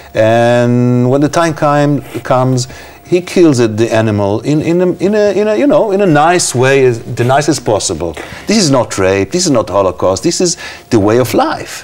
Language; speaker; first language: English; non-native, fluent; Hebrew